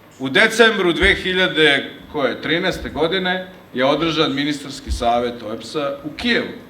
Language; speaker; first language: Serbian; native; Serbian